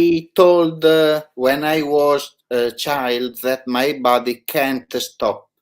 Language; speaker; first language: English; non-native, learner; Italian